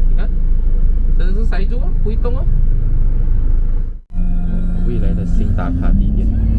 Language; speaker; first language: Chinese; native; Chinese